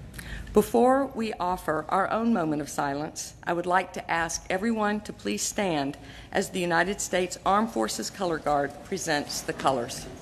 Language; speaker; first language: English; native; English